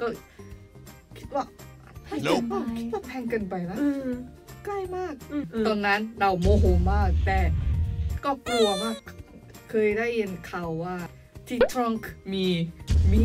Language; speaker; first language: Thai; non-native, learner; Korean